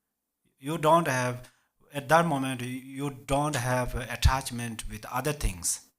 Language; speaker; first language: English; non-native, learner; Tibetan